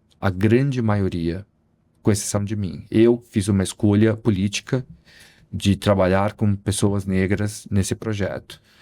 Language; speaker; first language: Portuguese; native; Portuguese